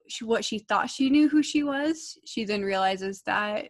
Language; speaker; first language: English; native; English